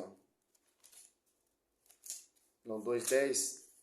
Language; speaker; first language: Portuguese; native; Portuguese